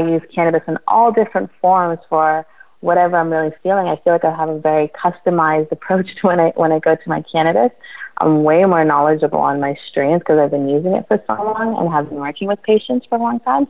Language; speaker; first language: English; native; English